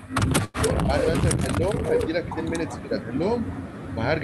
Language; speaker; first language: Arabic; native; Arabic